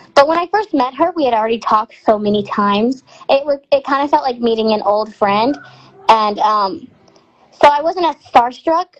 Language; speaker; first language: English; native; English